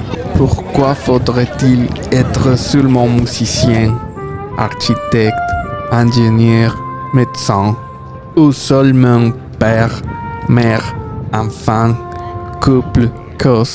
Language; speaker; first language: French; non-native, fluent; Spanish